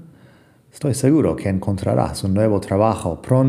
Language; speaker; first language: Spanish; non-native, fluent; English